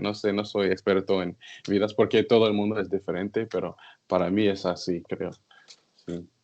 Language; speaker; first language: Spanish; non-native, learner; English